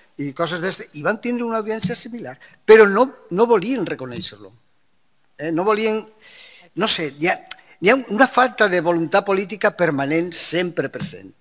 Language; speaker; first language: Catalan; non-native, local second language; Spanish